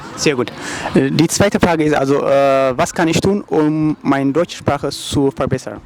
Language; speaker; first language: German; non-native, learner; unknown